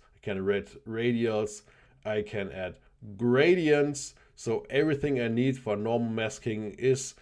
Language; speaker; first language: English; non-native, fluent; German